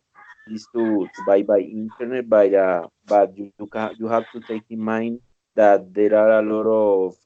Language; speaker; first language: English; non-native, learner; Spanish